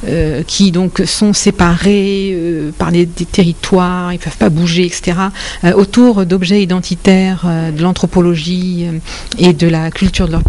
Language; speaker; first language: French; native; French